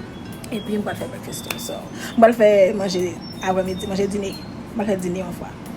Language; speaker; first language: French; non-native, learner; Haitian Creole